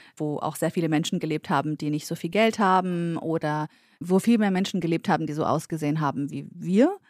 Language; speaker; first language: German; early bilingual, other home language; Central Kurdish